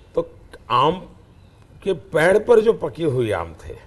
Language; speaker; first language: Hindi; non-native, local second language; Gujarati